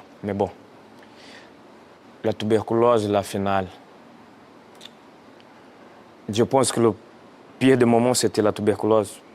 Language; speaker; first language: French; non-native, fluent; Portuguese